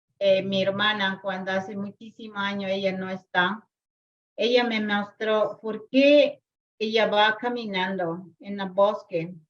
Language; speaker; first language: Spanish; non-native, local second language; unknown